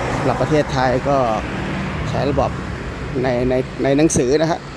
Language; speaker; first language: Thai; native; Thai